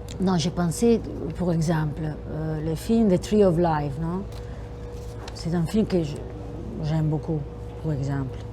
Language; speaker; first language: French; non-native, fluent; Italian